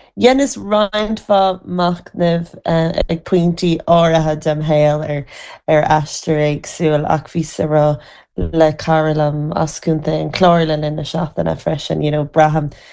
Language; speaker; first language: Irish; native; Irish